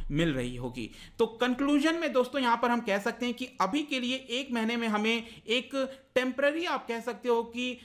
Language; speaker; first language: Hindi; native; Hindi